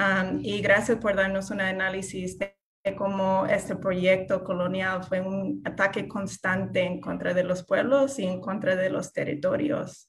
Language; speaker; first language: Spanish; non-native, fluent; English